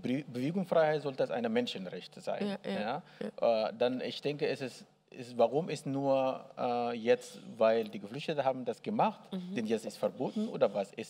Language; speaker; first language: German; non-native, learner; Arabic